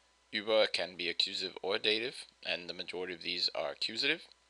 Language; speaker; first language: English; native; English